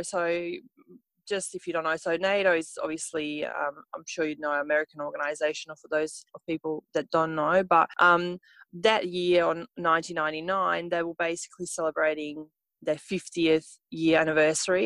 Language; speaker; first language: English; non-native, fluent; Serbian